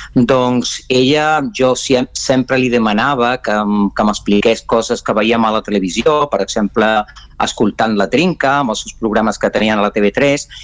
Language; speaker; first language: Catalan; non-native, fluent; Spanish